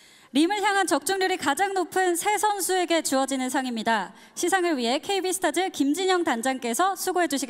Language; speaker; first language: Korean; native; Korean